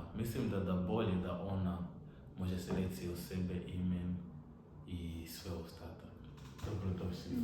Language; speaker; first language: Bosnian; non-native, learner; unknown